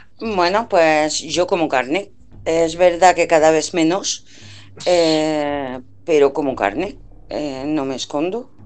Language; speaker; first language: Spanish; non-native, fluent; French